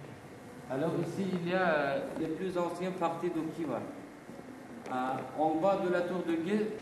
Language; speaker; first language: French; non-native, fluent; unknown